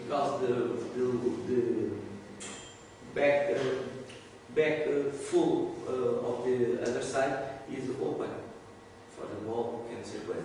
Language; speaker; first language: English; non-native, learner; Portuguese